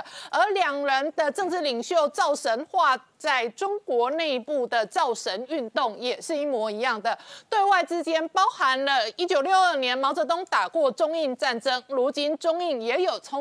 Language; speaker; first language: Chinese; native; Chinese